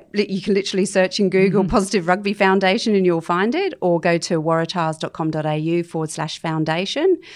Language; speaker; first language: English; native; English